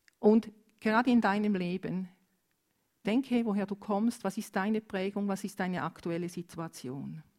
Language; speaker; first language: German; non-native, fluent; Romanian